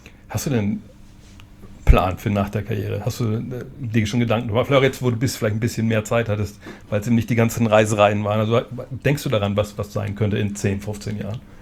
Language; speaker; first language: German; native; German